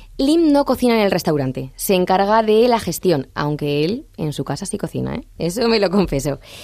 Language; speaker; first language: Spanish; native; Spanish